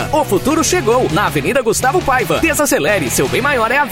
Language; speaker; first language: Portuguese; native; Portuguese